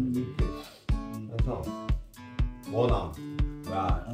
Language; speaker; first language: Korean; native; Korean